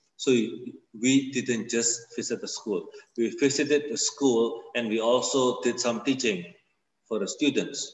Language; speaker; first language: English; non-native, fluent; Indonesian